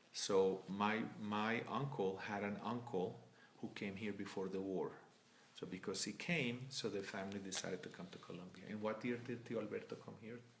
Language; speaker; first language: English; non-native, fluent; Spanish